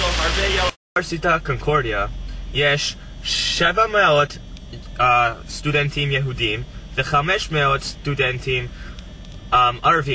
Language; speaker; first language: Hebrew; non-native, learner; English